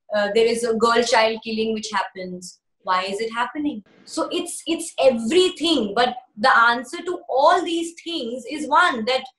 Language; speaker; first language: English; early bilingual, other home language; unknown